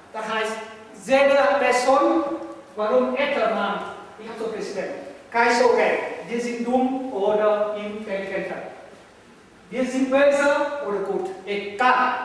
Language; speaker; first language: German; non-native, learner; Vietnamese